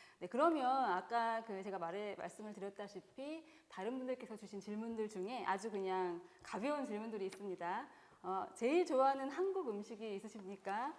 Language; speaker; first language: Korean; native; Korean